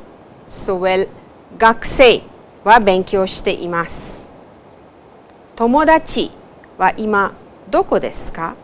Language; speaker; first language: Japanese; non-native, fluent; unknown